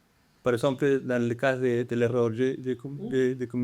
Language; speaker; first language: French; non-native, fluent; Spanish